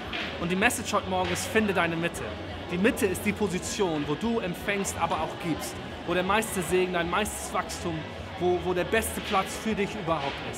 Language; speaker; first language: German; native; German